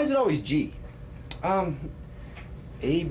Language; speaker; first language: English; native; English